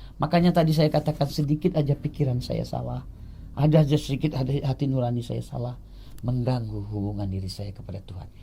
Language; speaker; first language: Indonesian; non-native, local second language; Achinese